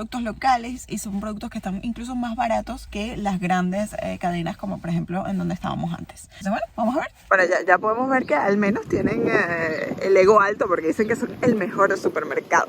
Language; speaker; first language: Spanish; native; Spanish